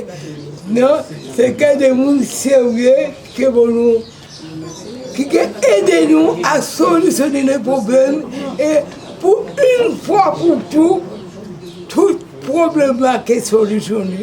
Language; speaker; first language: French; non-native, local second language; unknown